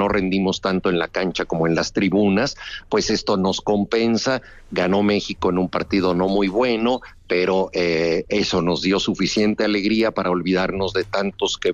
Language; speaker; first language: Spanish; native; Spanish